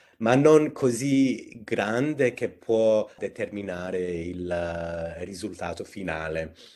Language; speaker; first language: Italian; non-native, fluent; English